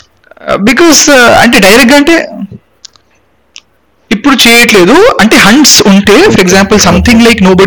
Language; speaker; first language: Telugu; non-native, local second language; Hindi